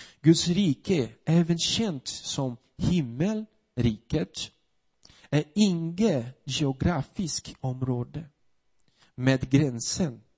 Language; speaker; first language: Swedish; non-native, fluent; Portuguese